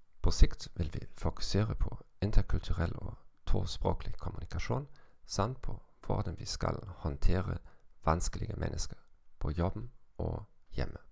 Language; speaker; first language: Norwegian; non-native, fluent; German